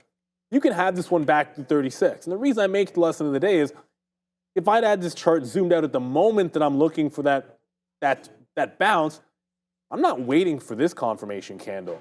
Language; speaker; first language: English; native; English